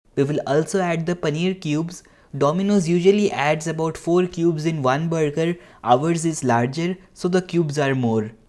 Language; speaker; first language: English; non-native, local second language; Hindi